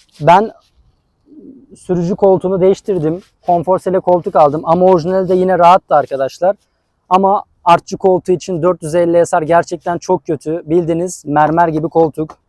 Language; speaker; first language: Turkish; native; Turkish